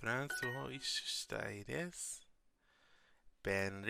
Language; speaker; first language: Japanese; non-native, learner; English